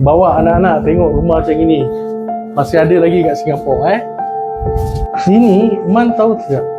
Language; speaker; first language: Malay; native; Malay